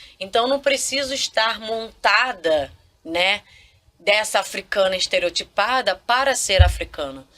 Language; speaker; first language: Portuguese; non-native, local second language; Kabuverdianu